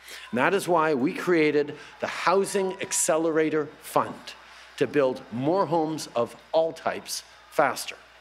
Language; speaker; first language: English; native; English